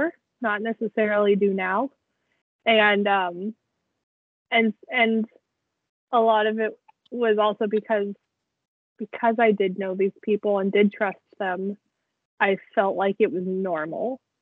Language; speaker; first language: English; native; English